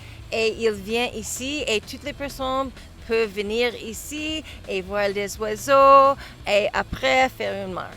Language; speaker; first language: French; non-native, learner; English